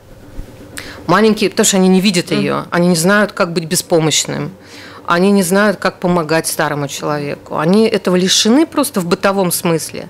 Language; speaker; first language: Russian; native; Russian